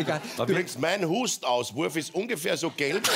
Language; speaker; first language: German; native; German